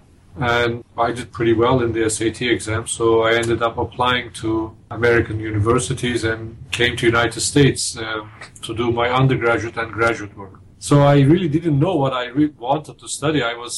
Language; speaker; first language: English; non-native, fluent; Turkish